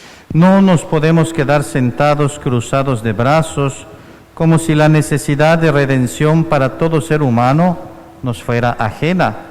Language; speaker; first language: Spanish; native; Spanish